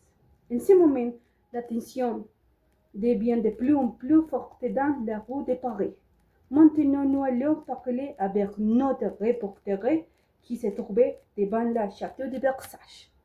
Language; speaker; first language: French; non-native, learner; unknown